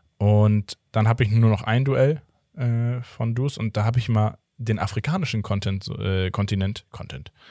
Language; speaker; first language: German; early bilingual, other home language; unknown